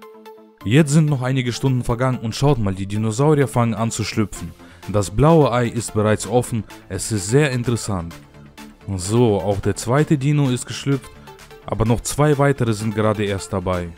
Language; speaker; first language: German; native; German